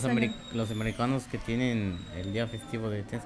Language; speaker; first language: Spanish; native; Spanish